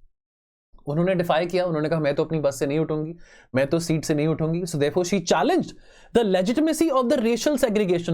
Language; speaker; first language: Hindi; native; Hindi